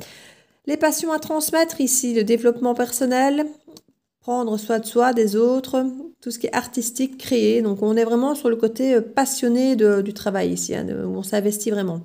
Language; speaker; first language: French; native; French